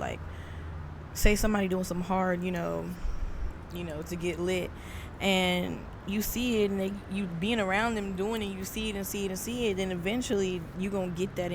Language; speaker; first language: English; native; English